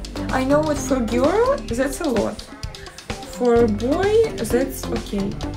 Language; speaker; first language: English; non-native, learner; Russian